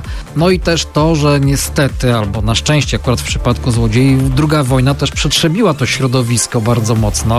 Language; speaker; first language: Polish; native; Polish